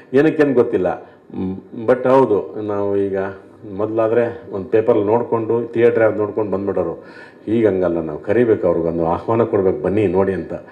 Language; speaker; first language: Kannada; native; Kannada